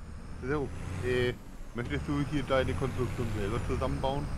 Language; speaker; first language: German; native; German